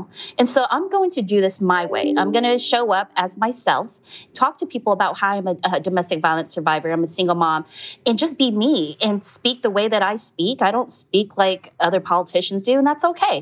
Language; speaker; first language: English; native; English